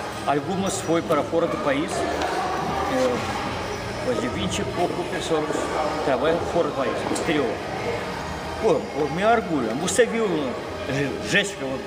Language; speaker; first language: Portuguese; non-native, learner; Russian